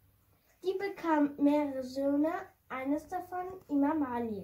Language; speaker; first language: German; non-native, fluent; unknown